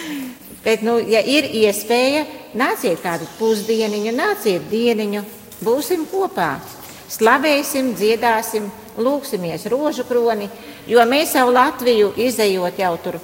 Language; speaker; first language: Latvian; native; Latvian